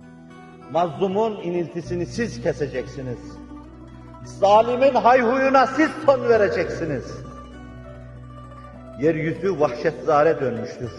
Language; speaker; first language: Turkish; native; Turkish